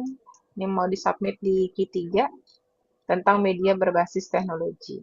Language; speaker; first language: Indonesian; native; Indonesian